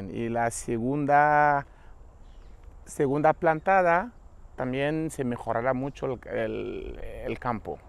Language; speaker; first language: Spanish; non-native, learner; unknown